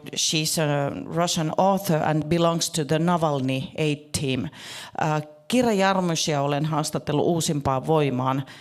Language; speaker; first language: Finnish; native; Finnish